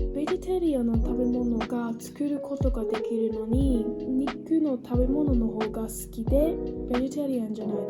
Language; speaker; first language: Japanese; non-native, learner; English